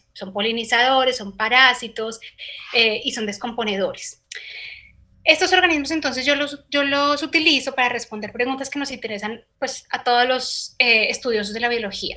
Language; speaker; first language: Spanish; native; Spanish